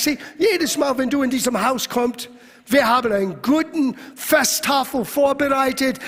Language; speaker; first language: German; non-native, fluent; English